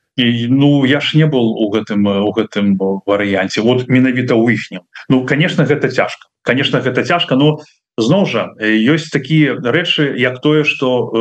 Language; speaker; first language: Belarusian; non-native, local second language; Russian